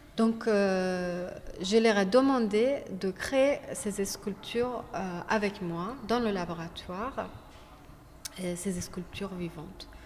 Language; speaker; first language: French; non-native, fluent; Persian